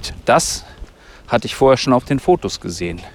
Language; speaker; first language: German; native; German